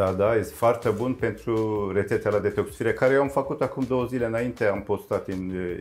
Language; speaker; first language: Romanian; non-native, learner; Turkish